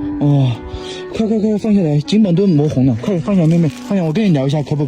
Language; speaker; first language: Chinese; native; Chinese